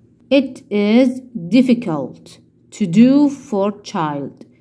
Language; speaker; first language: English; non-native, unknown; Arabic